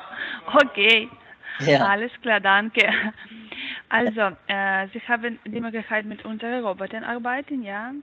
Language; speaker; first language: German; non-native, learner; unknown